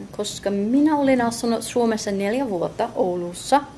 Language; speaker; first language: Finnish; non-native, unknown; English